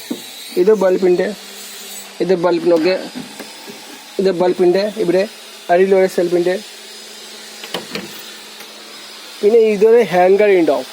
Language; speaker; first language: Malayalam; non-native, learner; Hindi